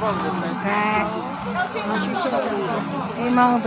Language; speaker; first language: Chinese; non-native, learner; Indonesian